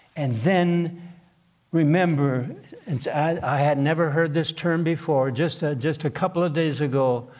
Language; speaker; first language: English; non-native, fluent; Plautdietsch